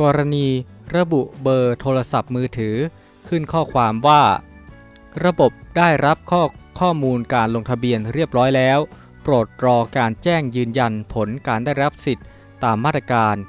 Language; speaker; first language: Thai; native; Thai